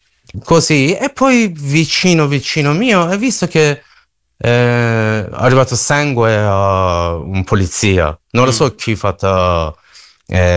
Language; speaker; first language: Italian; non-native, learner; Persian